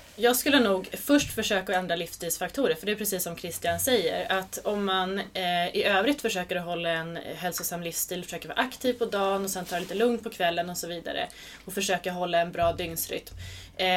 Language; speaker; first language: Swedish; native; Swedish